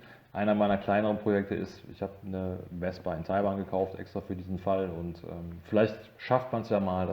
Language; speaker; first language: German; native; German